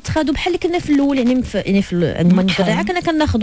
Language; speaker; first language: Arabic; native; Arabic